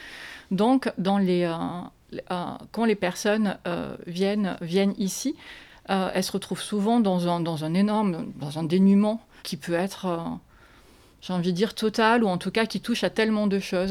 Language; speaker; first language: French; native; French